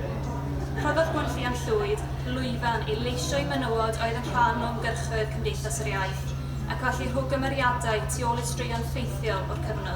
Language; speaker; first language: Welsh; native; Welsh